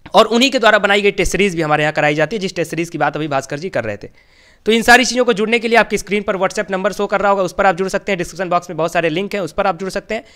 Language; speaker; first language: Hindi; native; Hindi